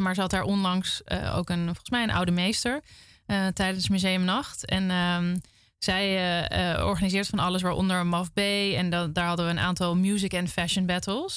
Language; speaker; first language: Dutch; native; Dutch